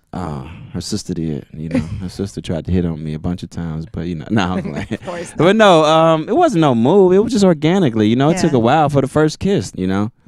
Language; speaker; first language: English; native; English